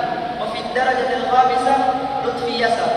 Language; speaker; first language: Arabic; non-native, learner; Indonesian